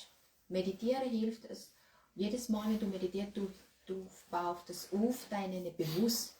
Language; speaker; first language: German; non-native, learner; Thai